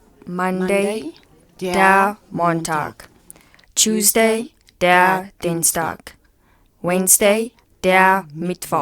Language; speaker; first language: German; non-native, learner; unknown